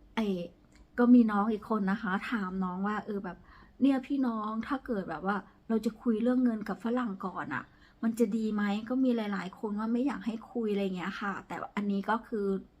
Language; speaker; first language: Thai; native; Thai